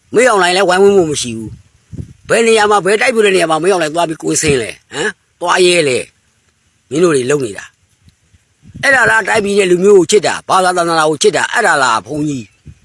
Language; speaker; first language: Burmese; native; Burmese